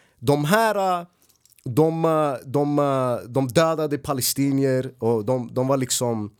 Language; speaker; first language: Swedish; early bilingual, other home language; Arabic